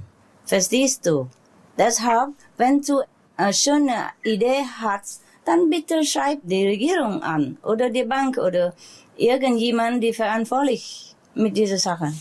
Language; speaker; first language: German; non-native, learner; Vietnamese